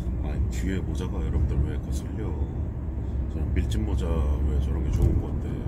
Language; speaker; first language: Korean; native; Korean